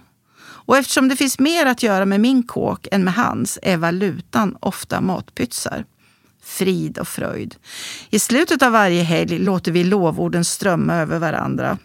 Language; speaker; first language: Swedish; native; Swedish